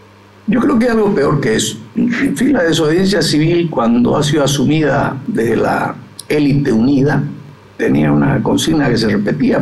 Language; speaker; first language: Spanish; native; Spanish